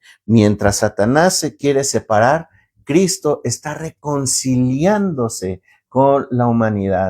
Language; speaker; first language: Spanish; native; Spanish